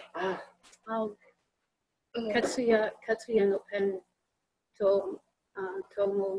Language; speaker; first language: Japanese; non-native, learner; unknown